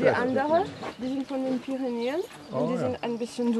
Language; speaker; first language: German; non-native, learner; French